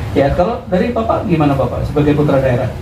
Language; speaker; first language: Indonesian; native; Indonesian